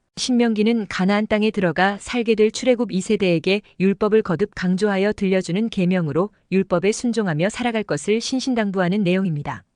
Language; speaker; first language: Korean; native; Korean